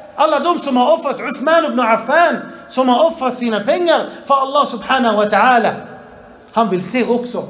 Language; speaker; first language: Swedish; early bilingual, other home language; Arabic